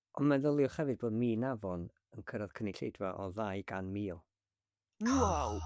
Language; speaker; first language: Welsh; native; Welsh